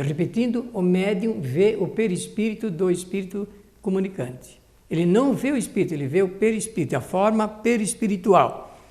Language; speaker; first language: Portuguese; native; Portuguese